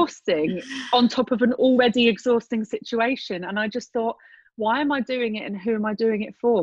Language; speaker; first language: English; native; English